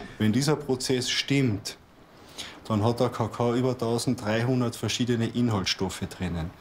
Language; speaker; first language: German; native; German